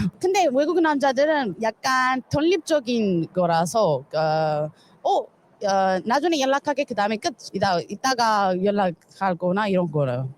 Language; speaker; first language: Korean; non-native, fluent; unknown